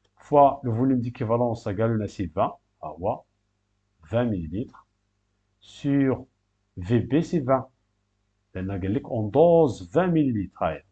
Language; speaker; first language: French; non-native, local second language; Arabic